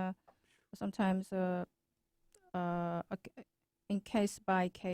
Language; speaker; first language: English; non-native, learner; Korean